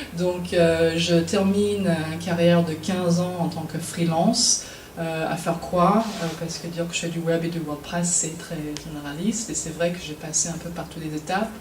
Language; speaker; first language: French; non-native, fluent; English